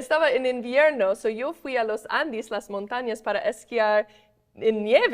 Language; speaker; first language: Spanish; non-native, fluent; English